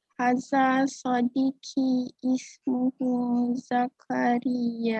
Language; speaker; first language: Arabic; non-native, learner; Malay